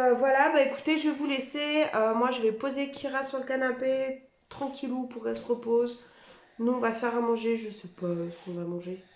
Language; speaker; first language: French; native; French